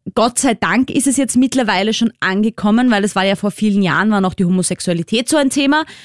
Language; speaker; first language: German; native; German